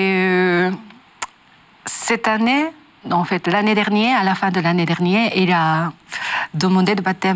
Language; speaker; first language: French; non-native, learner; Japanese